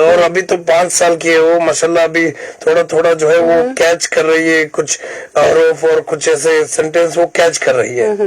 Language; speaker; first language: Urdu; non-native, fluent; Arabic